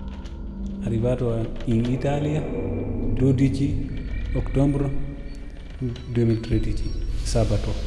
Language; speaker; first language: Italian; non-native, learner; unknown